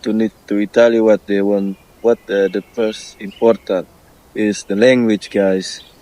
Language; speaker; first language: English; non-native, learner; Indonesian